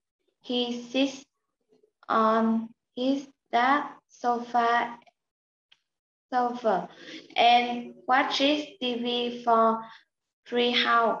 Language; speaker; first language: English; non-native, learner; Vietnamese